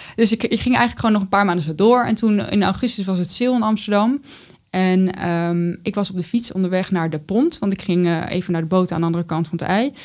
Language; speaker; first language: Dutch; native; Dutch